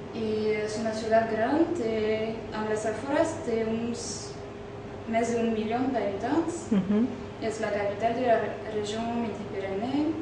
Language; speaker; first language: Catalan; non-native, learner; French